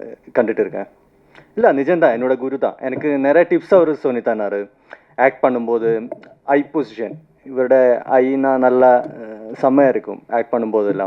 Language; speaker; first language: Tamil; non-native, fluent; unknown